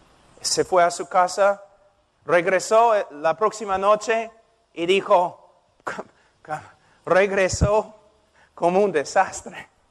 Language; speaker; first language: Spanish; non-native, fluent; English